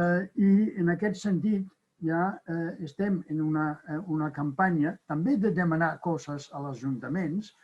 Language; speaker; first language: Catalan; non-native, fluent; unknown